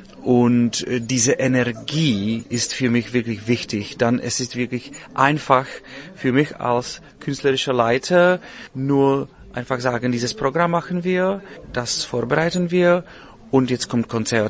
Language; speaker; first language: German; non-native, learner; Czech